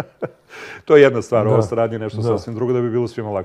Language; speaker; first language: Serbian; native; Serbian